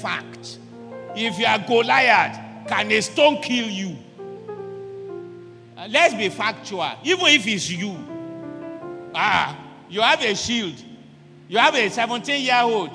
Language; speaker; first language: English; non-native, local second language; Yoruba